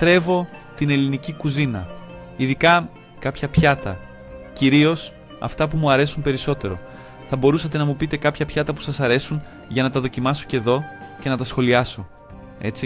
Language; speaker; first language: Greek; non-native, learner; Portuguese